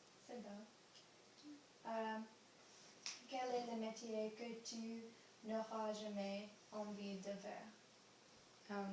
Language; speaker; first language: French; non-native, learner; English